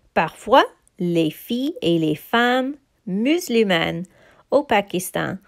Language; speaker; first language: French; non-native, fluent; Urdu